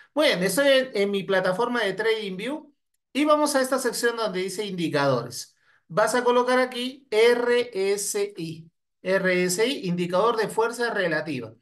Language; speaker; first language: Spanish; native; Spanish